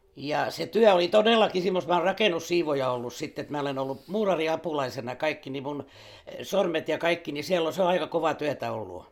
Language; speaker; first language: Finnish; native; Finnish